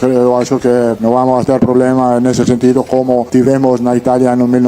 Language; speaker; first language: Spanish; non-native, fluent; Italian